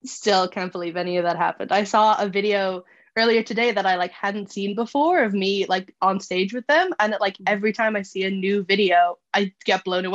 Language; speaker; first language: English; native; English